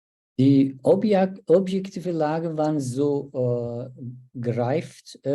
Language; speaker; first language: German; non-native, learner; Turkish